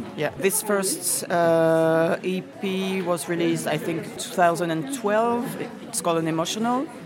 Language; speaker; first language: English; non-native, fluent; French